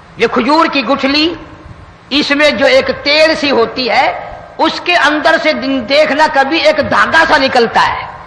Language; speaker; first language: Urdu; non-native, local second language; Saraiki